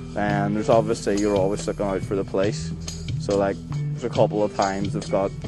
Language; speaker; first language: English; native; English